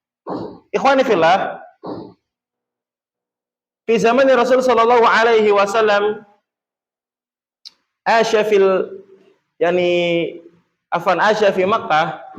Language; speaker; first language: Arabic; non-native, learner; Indonesian